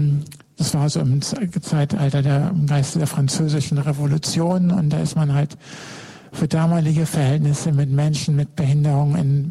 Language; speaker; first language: German; native; German